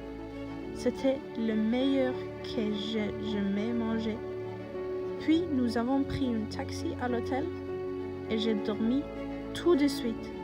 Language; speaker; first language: French; non-native, learner; Norwegian